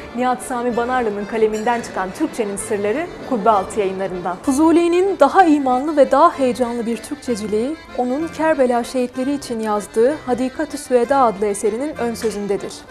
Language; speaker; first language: Turkish; native; Turkish